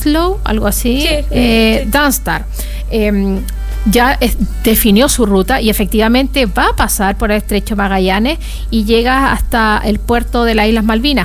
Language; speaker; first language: Spanish; native; Spanish